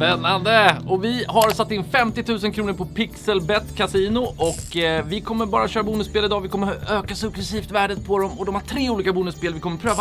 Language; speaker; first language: Swedish; native; Swedish